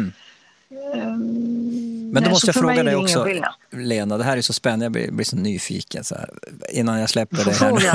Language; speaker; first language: Swedish; native; Swedish